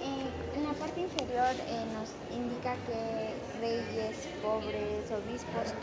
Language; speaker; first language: Spanish; native; Spanish